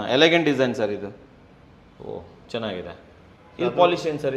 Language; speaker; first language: Kannada; native; Kannada